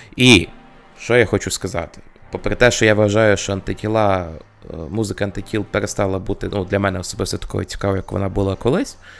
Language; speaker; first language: Ukrainian; native; Ukrainian